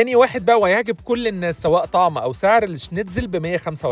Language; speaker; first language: Arabic; native; Arabic